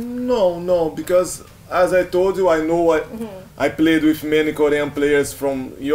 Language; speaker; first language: English; non-native, learner; Portuguese